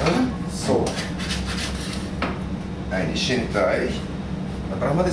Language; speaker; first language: German; non-native, fluent; Italian